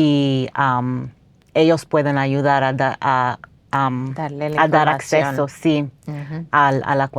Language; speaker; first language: Spanish; non-native, fluent; English